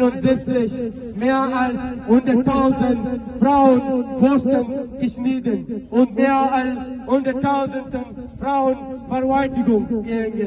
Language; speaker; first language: German; non-native, learner; Baluchi